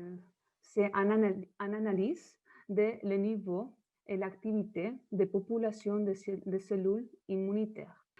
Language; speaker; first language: French; non-native, learner; Spanish